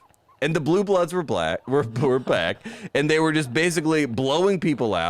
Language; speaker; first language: English; native; English